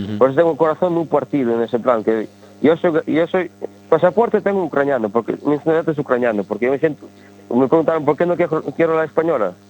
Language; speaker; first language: Spanish; early bilingual, other home language; Ukrainian